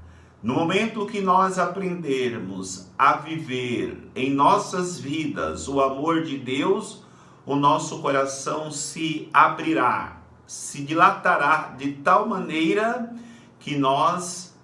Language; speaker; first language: Portuguese; native; Portuguese